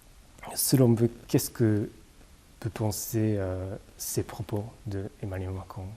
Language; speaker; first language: French; non-native, fluent; Japanese